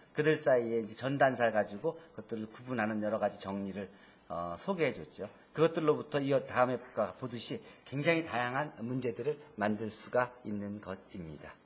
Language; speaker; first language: Korean; native; Korean